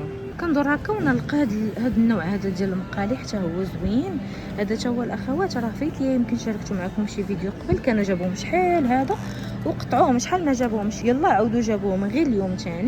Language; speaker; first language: Arabic; native; Arabic